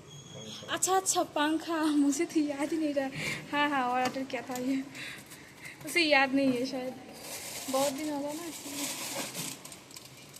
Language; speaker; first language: Hindi; non-native, local second language; Bangla